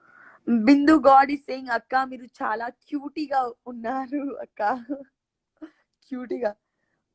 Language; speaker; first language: Telugu; non-native, local second language; Gujarati